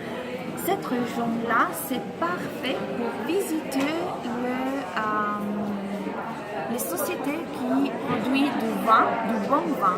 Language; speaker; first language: French; non-native, fluent; Italian